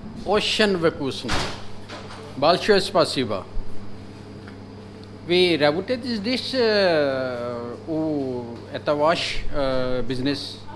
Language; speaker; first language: Russian; non-native, learner; Urdu